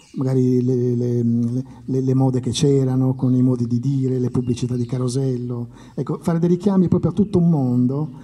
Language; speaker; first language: Italian; native; Italian